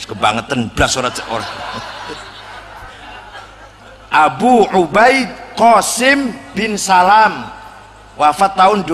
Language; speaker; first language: Indonesian; native; Indonesian